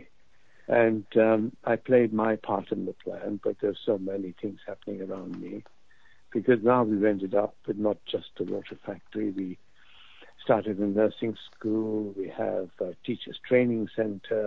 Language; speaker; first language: English; non-native, local second language; Urdu